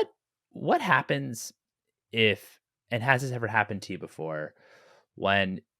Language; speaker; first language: English; native; English